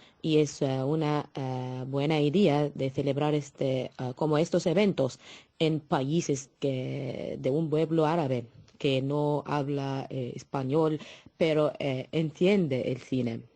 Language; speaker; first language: Spanish; non-native, fluent; Arabic